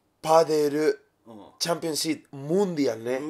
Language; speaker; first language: Japanese; non-native, learner; Spanish